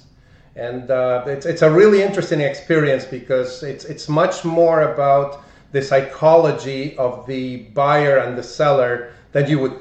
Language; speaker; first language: English; non-native, fluent; Spanish